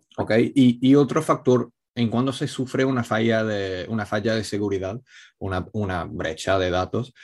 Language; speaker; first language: Spanish; non-native, fluent; Italian